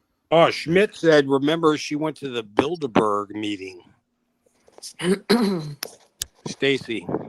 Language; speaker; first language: English; native; English